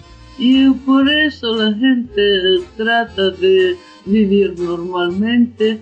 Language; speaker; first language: Spanish; non-native, learner; Ukrainian